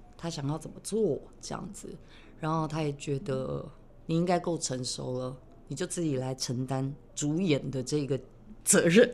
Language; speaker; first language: Chinese; native; Chinese